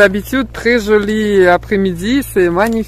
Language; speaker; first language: French; non-native, learner; Russian